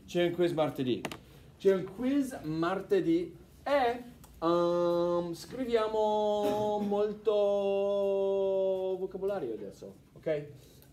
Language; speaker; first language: Italian; non-native, fluent; English